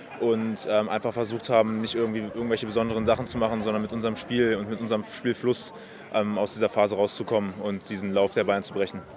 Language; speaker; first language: German; native; German